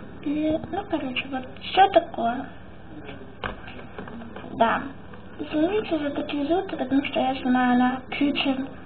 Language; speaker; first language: Russian; early bilingual, heritage; Russian